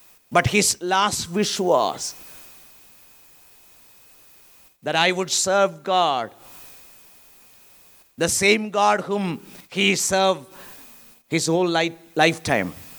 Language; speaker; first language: English; non-native, local second language; Malayalam